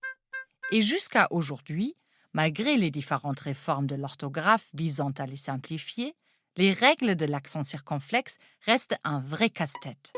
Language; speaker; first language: French; non-native, fluent; German